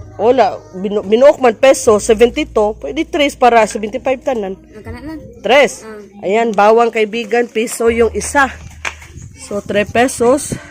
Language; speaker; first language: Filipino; non-native, local second language; Cebuano